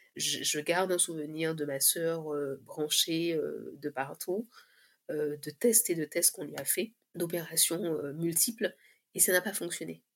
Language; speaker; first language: French; native; French